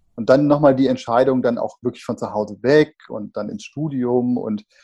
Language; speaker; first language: German; native; German